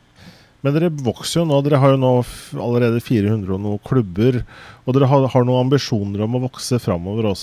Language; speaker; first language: Norwegian; native; Norwegian